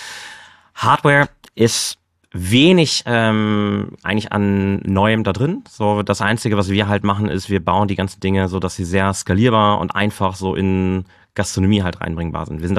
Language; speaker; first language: German; native; German